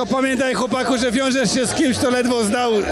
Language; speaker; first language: Polish; native; Polish